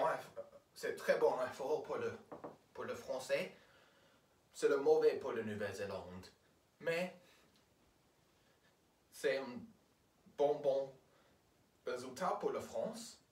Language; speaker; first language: French; non-native, learner; English